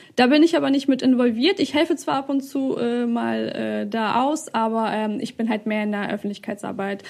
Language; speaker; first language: German; early bilingual, other home language; Russian